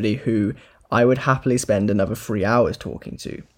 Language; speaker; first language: English; native; English